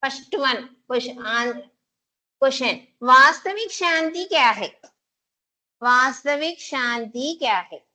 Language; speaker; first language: Hindi; non-native, local second language; Telugu